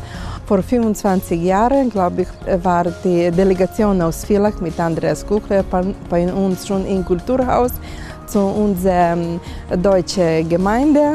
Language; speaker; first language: German; non-native, local second language; Ukrainian